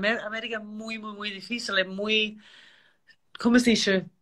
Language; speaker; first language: Spanish; non-native, learner; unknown